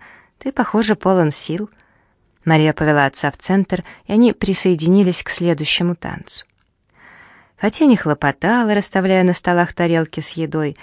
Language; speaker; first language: Russian; native; Russian